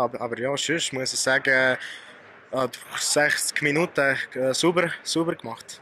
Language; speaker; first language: German; non-native, fluent; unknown